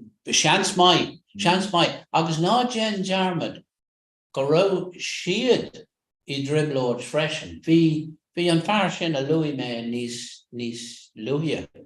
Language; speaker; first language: Irish; non-native, local second language; English